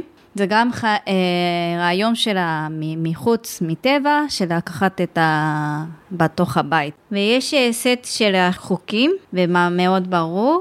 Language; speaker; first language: Hebrew; non-native, learner; Japanese